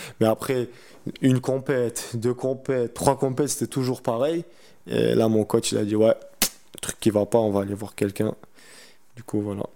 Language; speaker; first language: French; early bilingual, other home language; Chechen